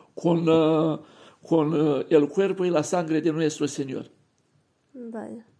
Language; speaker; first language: Spanish; non-native, fluent; Romanian